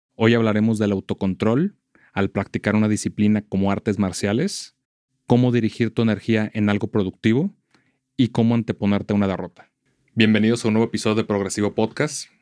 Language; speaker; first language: Spanish; native; Spanish